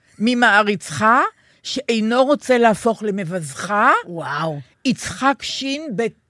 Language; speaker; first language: Hebrew; native; Hebrew